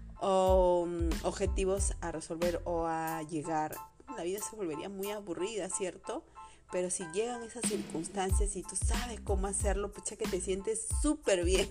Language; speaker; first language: Spanish; native; Spanish